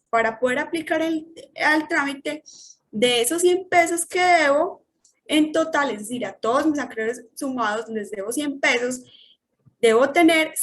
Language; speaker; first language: Spanish; native; Spanish